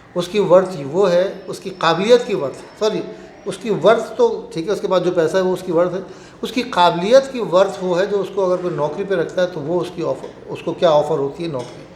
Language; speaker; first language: Urdu; native; Urdu